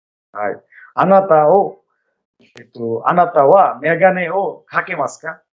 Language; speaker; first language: Japanese; non-native, fluent; Bangla